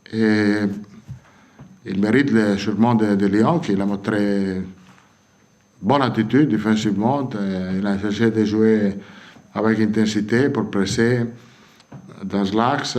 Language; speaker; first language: French; non-native, fluent; Italian